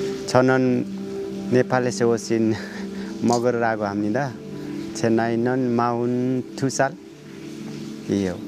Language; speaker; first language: Korean; non-native, learner; Nepali